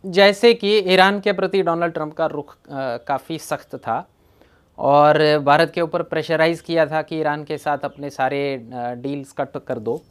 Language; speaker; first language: Hindi; non-native, local second language; Gujarati